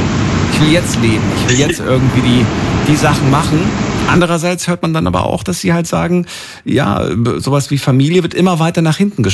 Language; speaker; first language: German; native; German